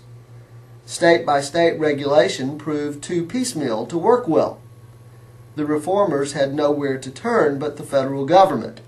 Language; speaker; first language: English; native; English